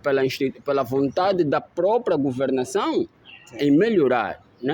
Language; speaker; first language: Portuguese; native; Portuguese